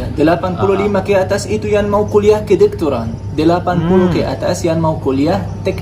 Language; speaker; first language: Indonesian; non-native, fluent; Arabic